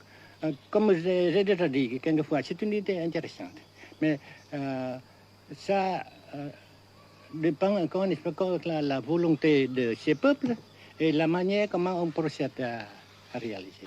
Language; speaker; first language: French; non-native, local second language; Vietnamese